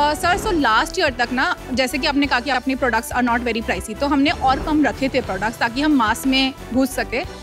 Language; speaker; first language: Hindi; native; Hindi